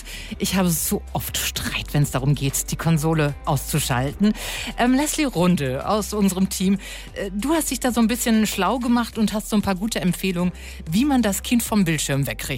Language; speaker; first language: German; native; German